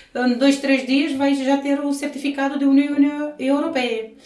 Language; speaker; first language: Portuguese; non-native, fluent; Romanian